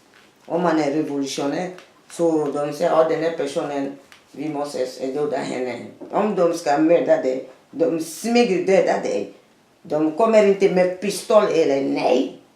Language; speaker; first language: Swedish; non-native, fluent; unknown